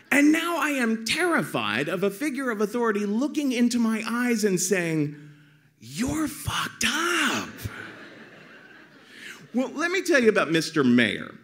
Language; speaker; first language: English; native; English